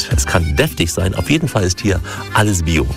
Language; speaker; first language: German; native; German